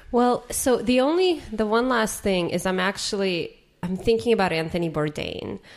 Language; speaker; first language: English; native; English